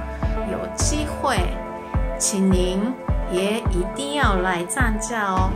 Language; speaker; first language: Chinese; non-native, learner; Japanese